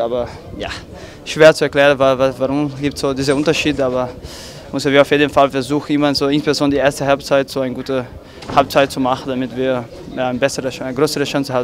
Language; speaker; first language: German; non-native, fluent; Portuguese